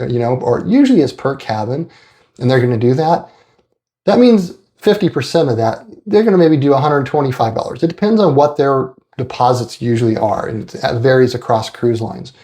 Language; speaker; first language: English; native; English